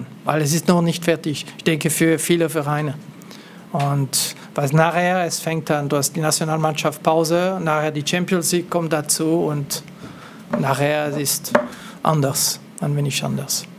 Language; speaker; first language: German; non-native, local second language; French